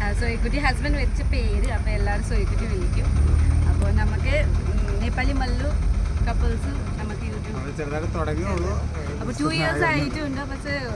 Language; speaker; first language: Malayalam; non-native, learner; Nepali